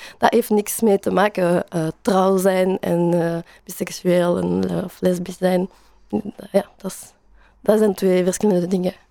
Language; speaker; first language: Dutch; non-native, learner; French